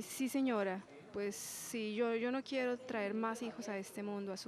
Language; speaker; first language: Spanish; native; Spanish